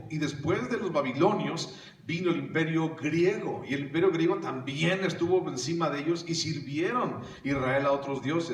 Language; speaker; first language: Spanish; native; Spanish